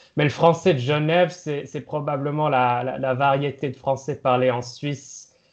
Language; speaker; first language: French; non-native, local second language; German